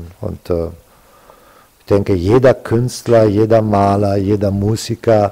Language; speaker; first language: German; non-native, fluent; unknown